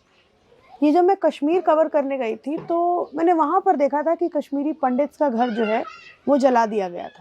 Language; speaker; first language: Hindi; native; Hindi